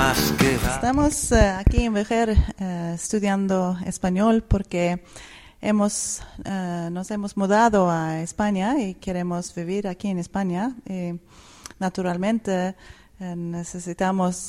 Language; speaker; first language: Spanish; non-native, fluent; Swedish